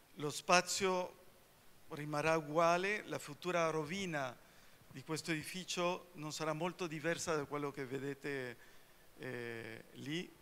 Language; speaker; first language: Italian; early bilingual, heritage; Spanish